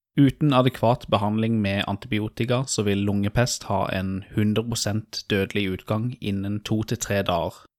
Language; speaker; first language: Norwegian; native; Norwegian